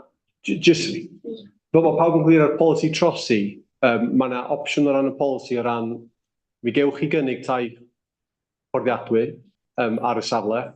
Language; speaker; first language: Welsh; native; Welsh